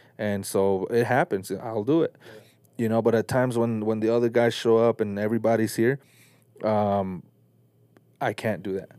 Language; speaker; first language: English; early bilingual, other home language; Spanish